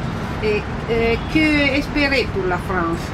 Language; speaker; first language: French; non-native, learner; Italian